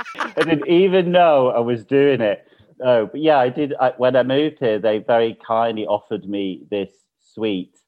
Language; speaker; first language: English; native; English